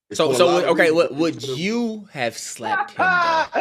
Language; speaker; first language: English; native; English